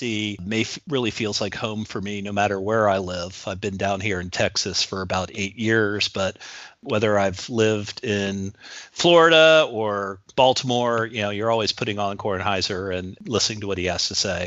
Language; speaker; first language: English; native; English